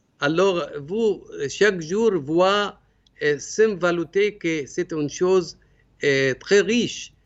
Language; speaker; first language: French; non-native, learner; Arabic